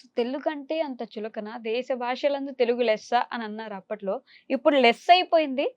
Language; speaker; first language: Telugu; native; Telugu